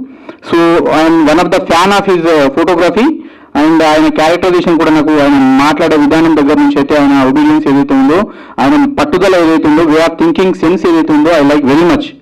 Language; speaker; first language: Telugu; native; Telugu